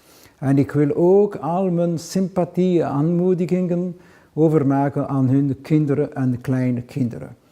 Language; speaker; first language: Dutch; non-native, local second language; Italian